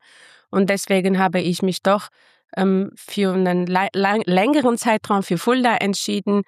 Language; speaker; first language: German; non-native, fluent; Armenian